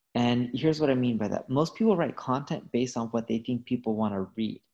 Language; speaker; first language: English; native; English